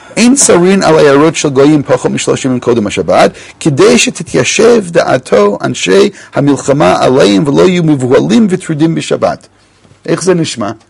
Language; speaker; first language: Hebrew; non-native, fluent; English